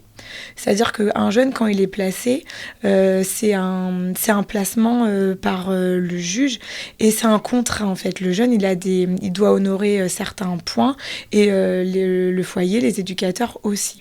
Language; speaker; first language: French; native; French